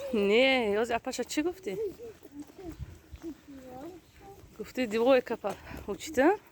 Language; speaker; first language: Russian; non-native, learner; Tajik